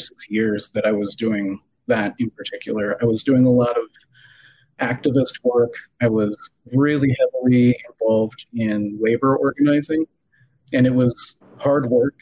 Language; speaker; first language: English; native; English